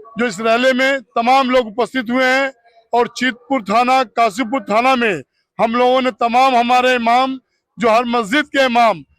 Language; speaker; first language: Urdu; native; Urdu